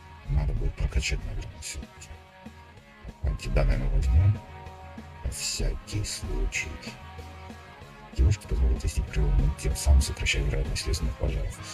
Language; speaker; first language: Russian; native; Russian